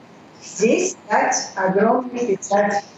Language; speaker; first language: Russian; early bilingual, heritage; Russian